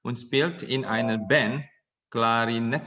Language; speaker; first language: German; non-native, fluent; Indonesian